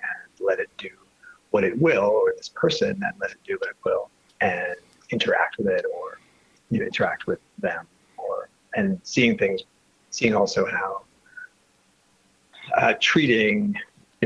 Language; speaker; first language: English; native; English